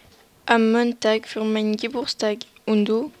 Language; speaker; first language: German; non-native, learner; French